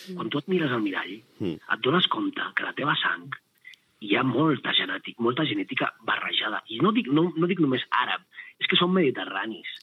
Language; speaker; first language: Catalan; early bilingual, other home language; Arabic